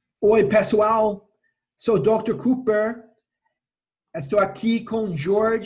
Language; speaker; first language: Portuguese; non-native, fluent; English